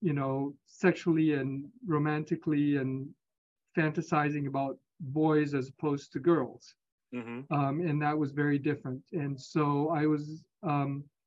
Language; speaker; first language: English; native; English